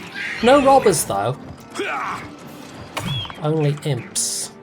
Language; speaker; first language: English; native; English